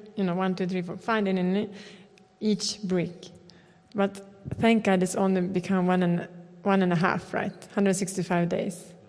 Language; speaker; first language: English; non-native, fluent; Swedish